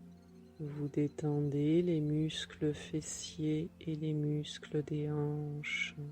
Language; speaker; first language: French; native; French